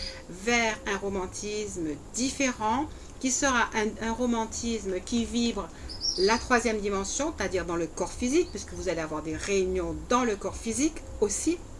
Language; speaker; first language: French; native; French